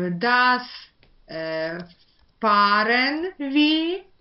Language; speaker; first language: German; non-native, learner; Ukrainian